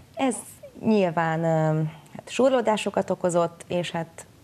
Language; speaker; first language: Hungarian; native; Hungarian